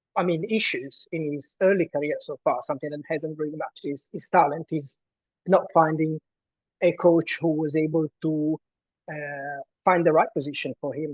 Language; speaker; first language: English; non-native, fluent; Italian